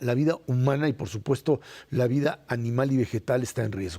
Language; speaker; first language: Spanish; native; Spanish